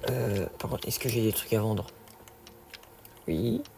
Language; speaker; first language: French; native; French